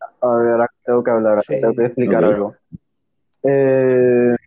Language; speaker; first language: Spanish; native; Spanish